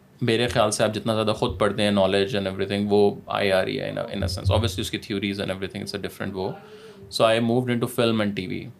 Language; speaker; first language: Urdu; native; Urdu